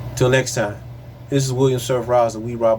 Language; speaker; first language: English; native; English